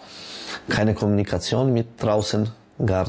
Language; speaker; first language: German; non-native, learner; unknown